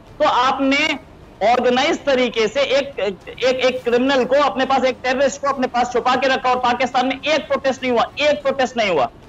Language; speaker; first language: Hindi; native; Hindi